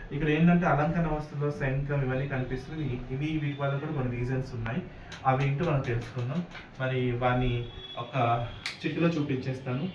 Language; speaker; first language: Telugu; native; Telugu